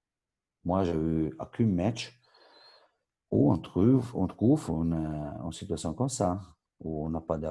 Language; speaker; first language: French; non-native, local second language; Italian